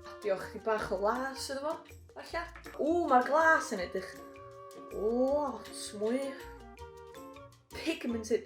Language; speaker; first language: Welsh; native; Welsh